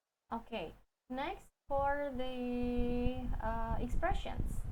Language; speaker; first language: English; non-native, fluent; Indonesian